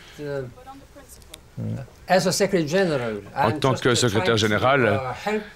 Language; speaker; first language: French; non-native, learner; Korean